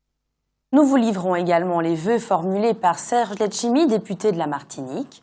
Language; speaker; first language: French; native; French